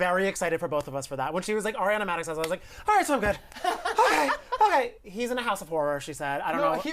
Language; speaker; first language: English; native; English